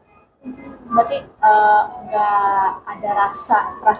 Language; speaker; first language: Indonesian; native; Indonesian